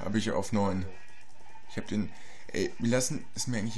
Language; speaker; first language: German; native; German